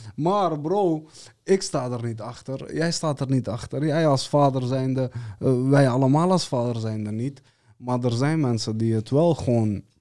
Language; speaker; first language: Dutch; early bilingual, other home language; Serbian